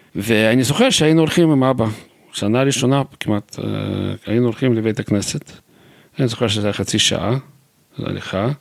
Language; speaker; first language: Hebrew; non-native, fluent; Russian